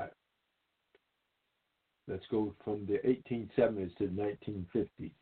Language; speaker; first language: English; native; English